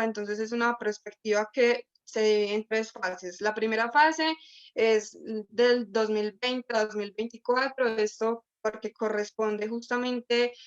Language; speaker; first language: Spanish; native; Spanish